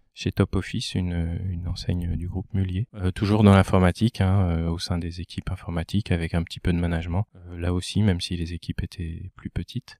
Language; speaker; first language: French; native; French